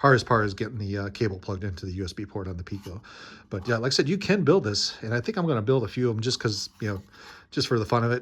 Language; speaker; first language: English; native; English